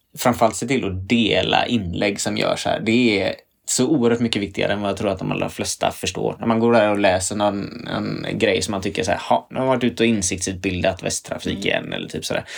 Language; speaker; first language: Swedish; native; Swedish